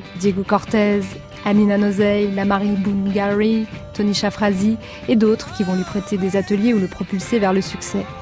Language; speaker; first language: French; native; French